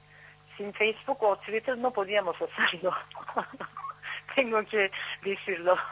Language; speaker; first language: Spanish; non-native, learner; Turkish